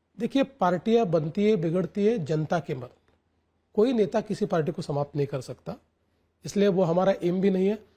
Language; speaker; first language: Hindi; non-native, local second language; Marathi